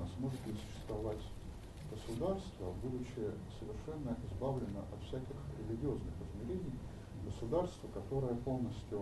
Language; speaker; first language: Russian; native; Russian